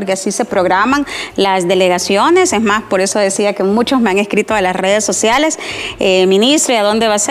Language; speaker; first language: Spanish; native; Spanish